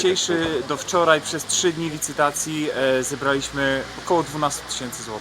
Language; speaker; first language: Polish; native; Polish